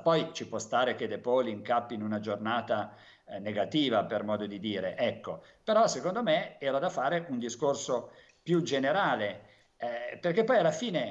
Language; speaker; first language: Italian; native; Italian